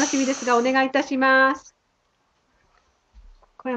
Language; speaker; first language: Japanese; native; Japanese